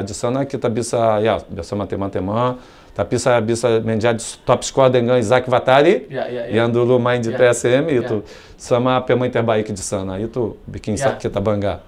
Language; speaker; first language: Indonesian; non-native, fluent; Portuguese